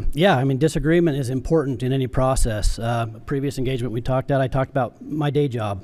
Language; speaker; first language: English; native; English